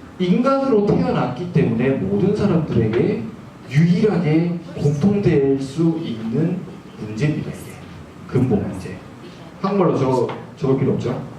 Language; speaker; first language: Korean; non-native, fluent; Japanese